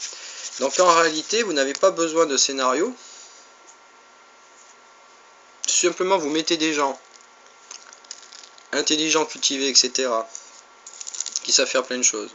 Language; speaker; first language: French; native; French